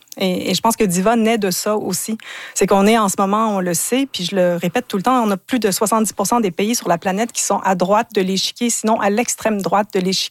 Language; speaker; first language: French; native; French